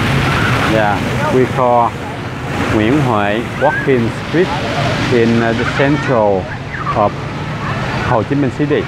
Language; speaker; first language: English; non-native, learner; Vietnamese